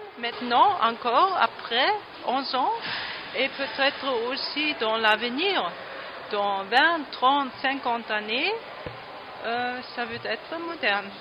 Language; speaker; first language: French; non-native, fluent; German